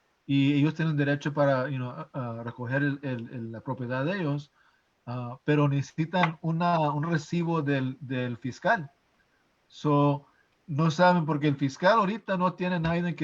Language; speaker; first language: Spanish; non-native, fluent; English